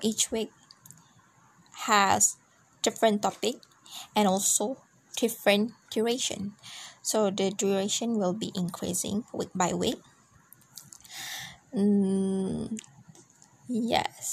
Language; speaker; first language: English; non-native, local second language; Malay